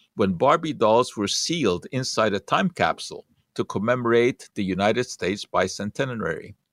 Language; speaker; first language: English; non-native, fluent; Hungarian